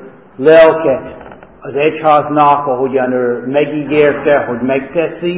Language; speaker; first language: Hungarian; non-native, fluent; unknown